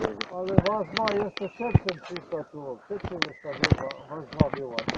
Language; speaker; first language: Polish; non-native, learner; Slovenian